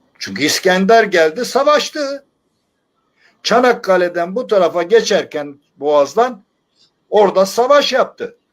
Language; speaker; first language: Turkish; non-native, local second language; Zaza